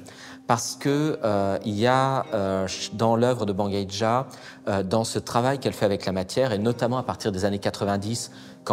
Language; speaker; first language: French; native; French